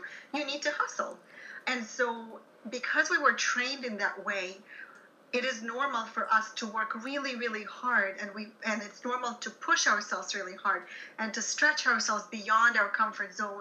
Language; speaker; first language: English; non-native, fluent; Ukrainian